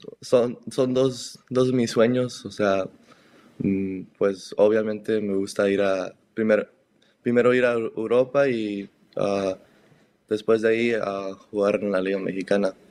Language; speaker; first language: Spanish; early bilingual, heritage; Spanish